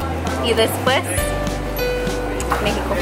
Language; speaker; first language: Spanish; early bilingual, heritage; Spanish